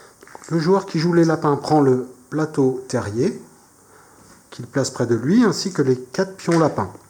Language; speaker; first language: French; native; French